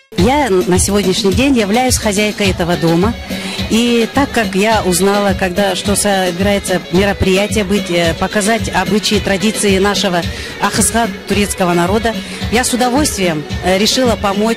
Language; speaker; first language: Russian; native; Russian